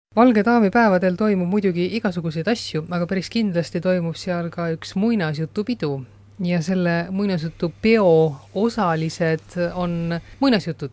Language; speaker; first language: Estonian; native; Estonian